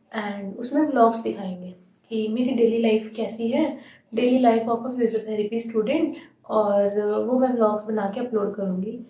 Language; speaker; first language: Hindi; native; Hindi